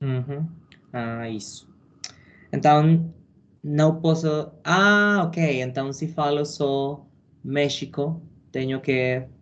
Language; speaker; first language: Portuguese; non-native, learner; Spanish